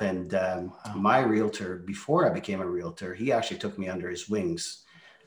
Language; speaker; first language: English; non-native, fluent; Norwegian